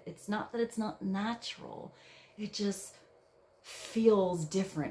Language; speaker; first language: English; native; English